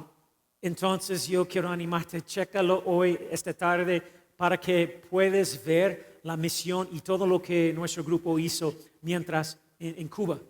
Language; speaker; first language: Spanish; non-native, fluent; English